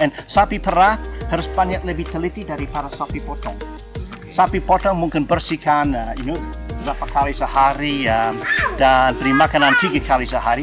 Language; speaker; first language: Indonesian; non-native, fluent; English